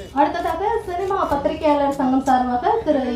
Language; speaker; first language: Tamil; native; Tamil